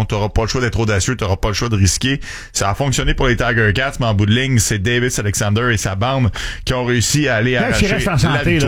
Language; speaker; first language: French; native; French